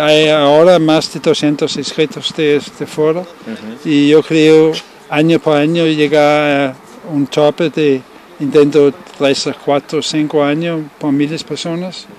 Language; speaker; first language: Spanish; non-native, learner; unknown